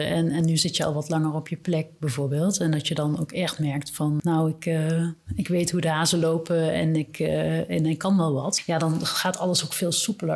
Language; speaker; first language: Dutch; native; Dutch